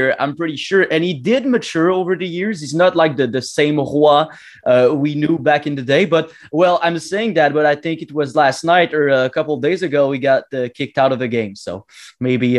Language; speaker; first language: English; non-native, fluent; French